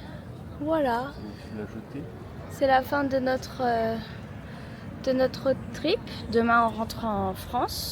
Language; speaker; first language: French; native; French